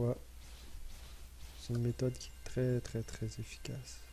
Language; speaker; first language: French; native; French